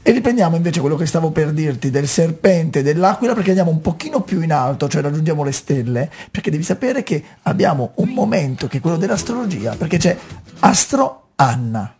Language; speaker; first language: Italian; native; Italian